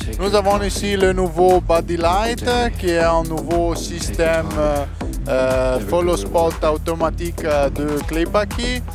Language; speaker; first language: French; non-native, learner; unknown